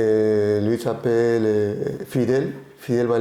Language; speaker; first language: French; non-native, learner; Spanish